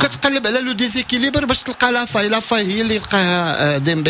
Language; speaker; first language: Arabic; native; Arabic